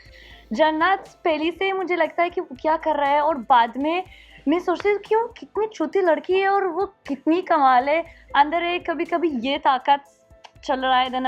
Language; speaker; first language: Hindi; non-native, learner; Arabic